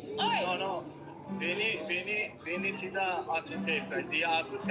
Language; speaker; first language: Indonesian; non-native, learner; Turkish